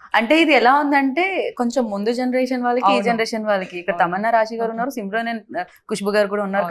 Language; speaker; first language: Telugu; native; Telugu